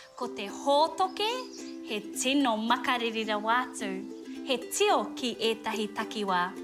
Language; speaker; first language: Māori; native; Māori